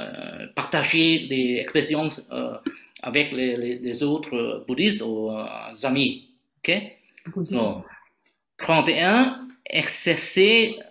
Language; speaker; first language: French; non-native, learner; Vietnamese